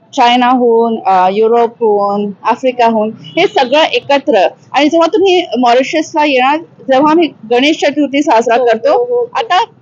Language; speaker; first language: Marathi; early bilingual, heritage; Marathi